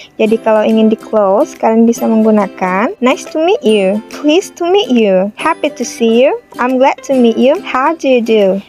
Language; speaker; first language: English; non-native, fluent; Indonesian